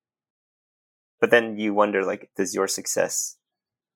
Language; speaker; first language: English; native; English